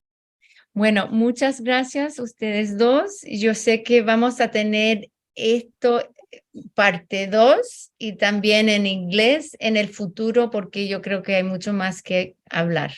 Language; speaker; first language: Spanish; non-native, fluent; English